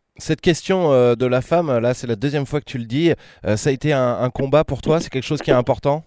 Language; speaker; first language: French; native; French